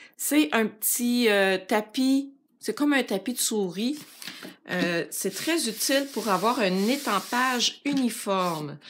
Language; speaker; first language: French; native; French